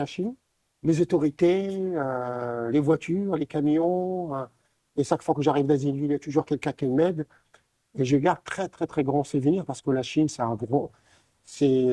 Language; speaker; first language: French; non-native, local second language; Arabic